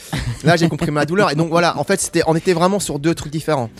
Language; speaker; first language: French; non-native, fluent; English